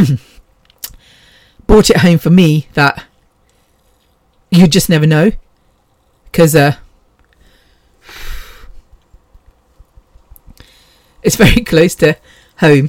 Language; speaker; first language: English; native; English